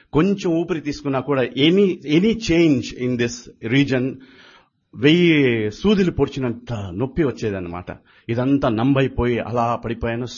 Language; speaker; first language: Telugu; native; Telugu